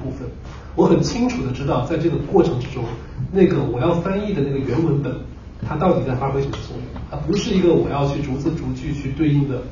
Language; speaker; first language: Chinese; native; Chinese